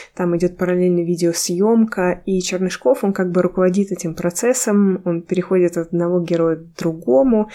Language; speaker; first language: Russian; native; Russian